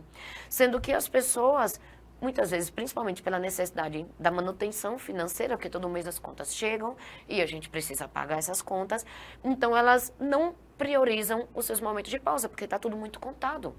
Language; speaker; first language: Portuguese; native; Portuguese